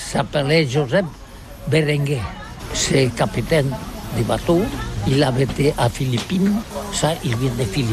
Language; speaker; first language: French; non-native, learner; Catalan